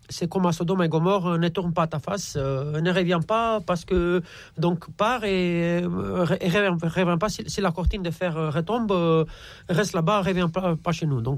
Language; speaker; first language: French; non-native, fluent; Romanian